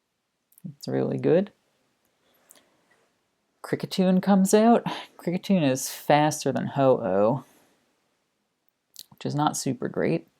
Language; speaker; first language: English; native; English